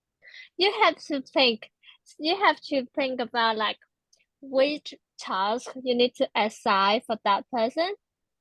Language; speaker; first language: English; non-native, learner; Vietnamese